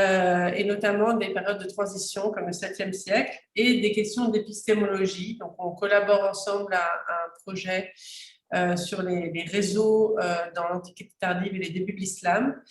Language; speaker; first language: French; native; French